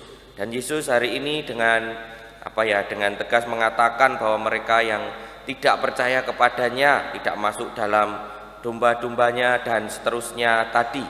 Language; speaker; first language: Indonesian; non-native, local second language; Javanese